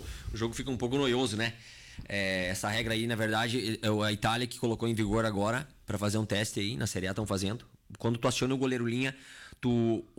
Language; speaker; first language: Portuguese; native; Portuguese